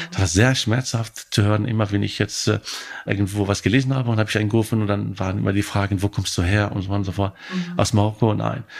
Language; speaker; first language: German; non-native, fluent; Arabic